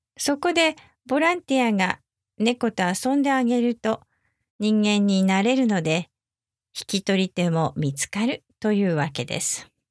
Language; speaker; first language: Japanese; native; Japanese